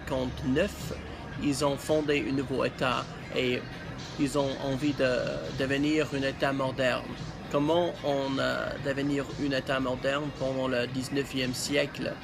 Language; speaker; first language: French; non-native, learner; English